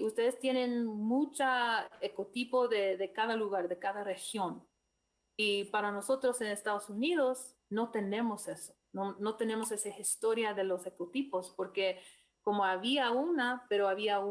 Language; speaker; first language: Spanish; non-native, fluent; English